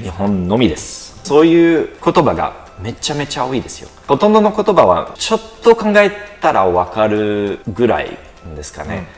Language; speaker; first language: Japanese; non-native, fluent; French